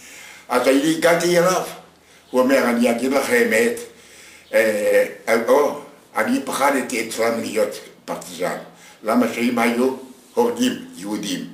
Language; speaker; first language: Hebrew; non-native, fluent; Yiddish